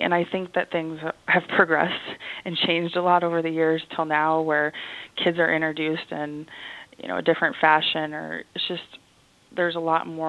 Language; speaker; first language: English; native; English